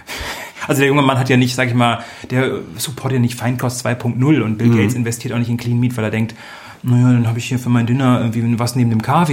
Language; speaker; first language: German; native; German